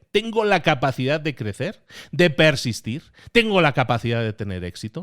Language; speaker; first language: Spanish; native; Spanish